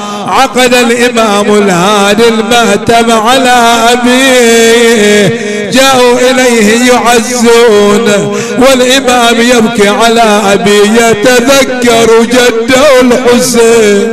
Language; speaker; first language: Arabic; native; Arabic